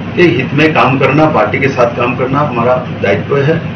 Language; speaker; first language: Hindi; non-native, local second language; Bangla